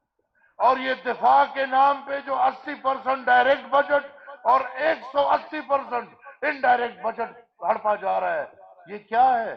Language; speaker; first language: Urdu; non-native, local second language; Pashto